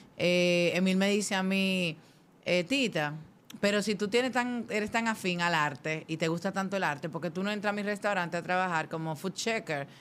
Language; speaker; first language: Spanish; native; Spanish